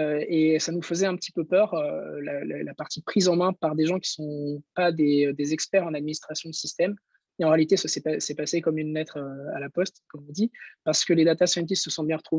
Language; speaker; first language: French; native; French